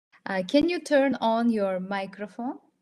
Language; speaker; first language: English; non-native, fluent; Russian